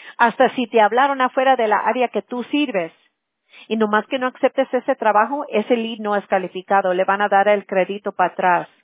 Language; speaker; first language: Spanish; early bilingual, heritage; Spanish